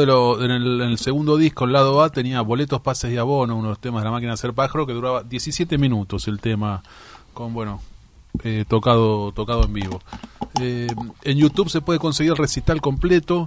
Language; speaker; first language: Spanish; native; Spanish